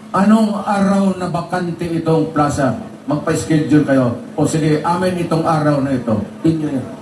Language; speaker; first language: Filipino; non-native, local second language; Cebuano